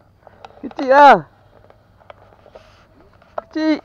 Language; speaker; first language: Malay; native; Malay